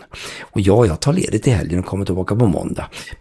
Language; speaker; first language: Swedish; native; Swedish